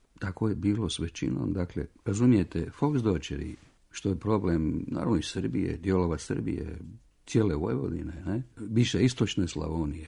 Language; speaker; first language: Croatian; native; Croatian